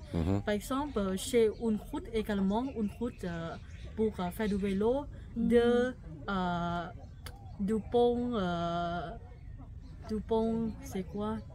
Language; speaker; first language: French; non-native, fluent; Thai